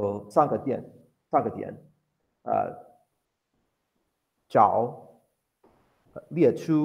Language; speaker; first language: Chinese; non-native, learner; English